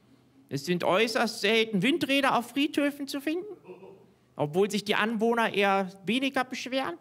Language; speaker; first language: German; native; German